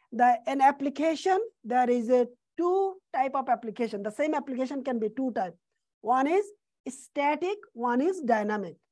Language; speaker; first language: English; non-native, fluent; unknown